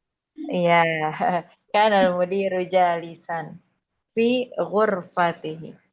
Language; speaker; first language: Arabic; non-native, fluent; Indonesian